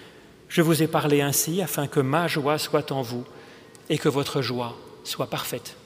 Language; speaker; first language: French; native; French